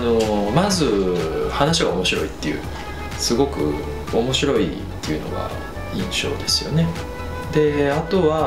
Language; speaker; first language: Japanese; native; Japanese